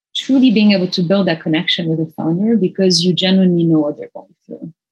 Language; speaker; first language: English; non-native, fluent; Arabic